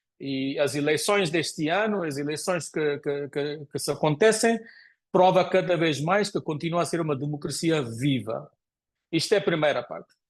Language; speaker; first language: Portuguese; non-native, fluent; Konkani